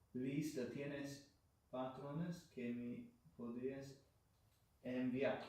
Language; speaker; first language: Spanish; non-native, learner; English